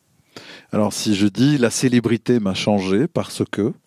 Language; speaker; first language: French; native; French